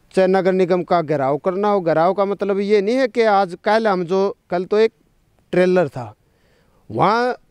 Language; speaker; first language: Hindi; native; Hindi